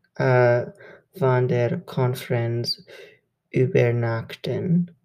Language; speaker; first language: German; non-native, learner; English